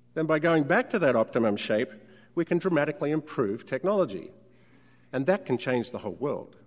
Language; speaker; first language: English; native; English